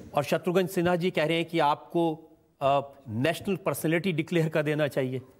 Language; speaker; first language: Hindi; native; Hindi